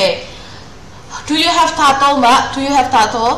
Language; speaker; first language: English; non-native, learner; Indonesian